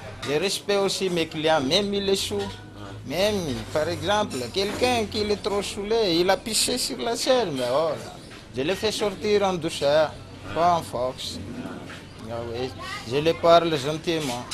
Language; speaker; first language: French; non-native, local second language; Malagasy